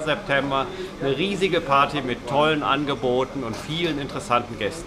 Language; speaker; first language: German; native; German